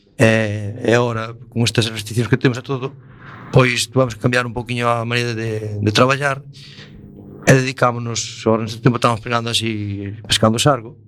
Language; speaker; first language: Galician; native; Galician